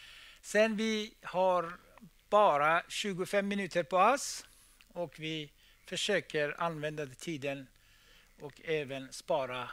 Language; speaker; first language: Swedish; non-native, fluent; Persian